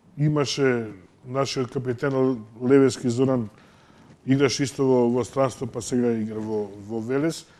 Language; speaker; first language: Macedonian; native; Macedonian